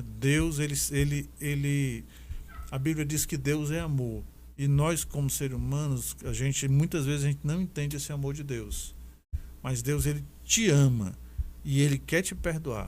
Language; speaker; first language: Portuguese; native; Portuguese